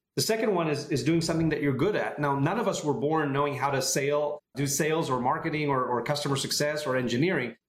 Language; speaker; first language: English; non-native, fluent; Hebrew